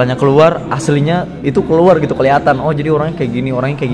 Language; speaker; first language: Indonesian; native; Indonesian